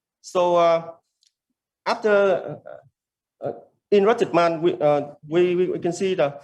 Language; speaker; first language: English; non-native, learner; Vietnamese